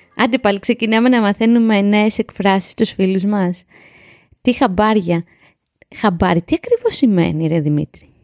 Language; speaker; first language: Greek; native; Greek